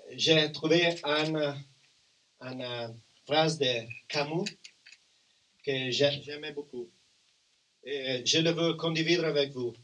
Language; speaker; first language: French; non-native, learner; Italian